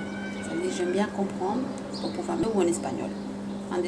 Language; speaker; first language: French; non-native, fluent; Spanish